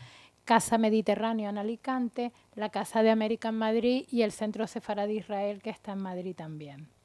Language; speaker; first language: Spanish; native; Spanish